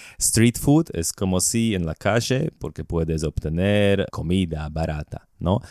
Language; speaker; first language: Spanish; non-native, fluent; Slovak